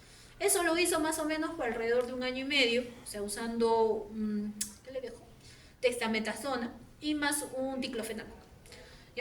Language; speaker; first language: Spanish; native; Spanish